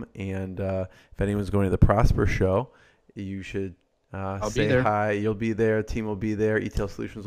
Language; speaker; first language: English; native; English